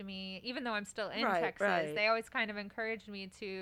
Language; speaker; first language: English; native; English